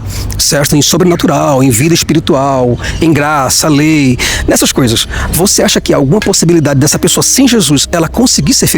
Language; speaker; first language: Portuguese; native; Portuguese